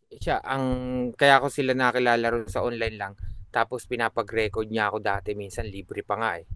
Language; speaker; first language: Filipino; native; Filipino